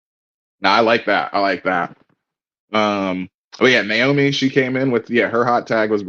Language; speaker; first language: English; native; English